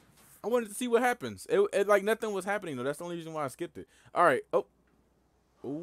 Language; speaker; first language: English; native; English